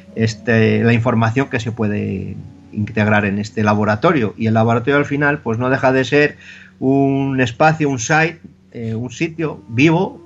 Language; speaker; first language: Spanish; native; Spanish